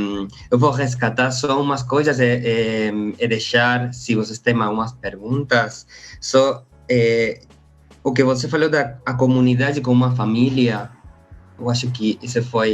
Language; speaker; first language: Portuguese; non-native, learner; Spanish